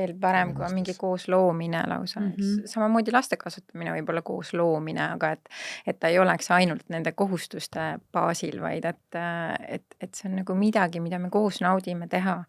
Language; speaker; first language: Estonian; native; Estonian